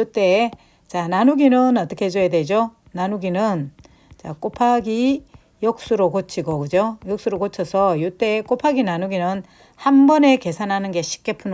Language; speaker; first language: Korean; native; Korean